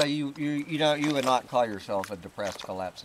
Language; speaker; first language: English; native; English